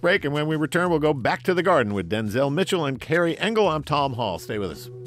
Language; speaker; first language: English; native; English